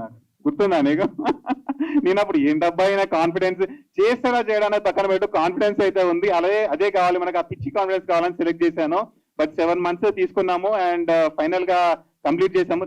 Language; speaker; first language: Telugu; native; Telugu